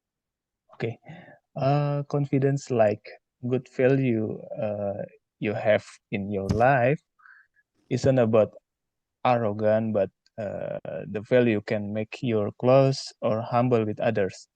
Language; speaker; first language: English; non-native, learner; Indonesian